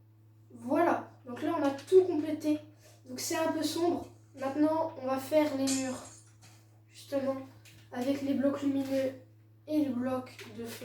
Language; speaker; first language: French; native; French